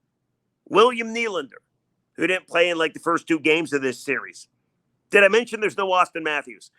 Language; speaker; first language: English; native; English